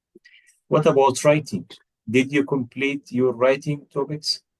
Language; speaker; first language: English; non-native, fluent; Arabic